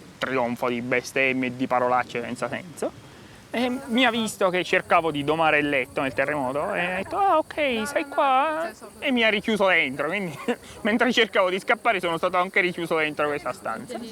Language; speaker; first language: Italian; native; Italian